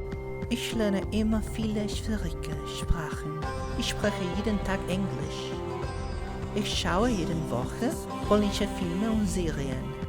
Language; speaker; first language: German; non-native, learner; Spanish